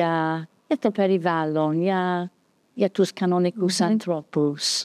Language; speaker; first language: Greek; non-native, fluent; English